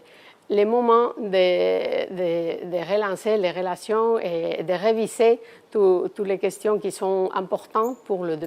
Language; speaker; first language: French; non-native, fluent; Spanish